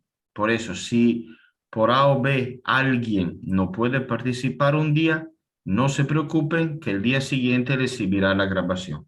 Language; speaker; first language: Spanish; non-native, fluent; Italian